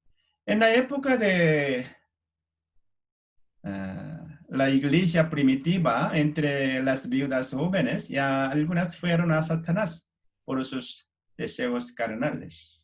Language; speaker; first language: Spanish; non-native, fluent; Korean